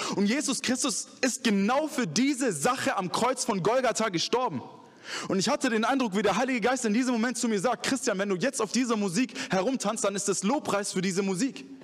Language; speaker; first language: German; early bilingual, other home language; Arabic